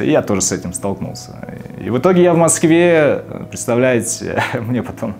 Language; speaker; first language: Russian; native; Russian